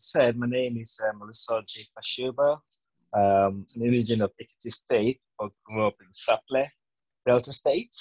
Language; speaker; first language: English; non-native, local second language; Yoruba